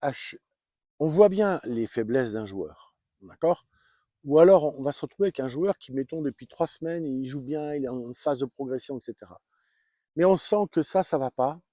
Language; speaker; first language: French; native; French